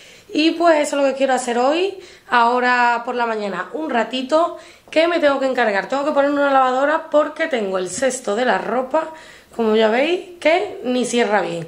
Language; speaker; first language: Spanish; native; Spanish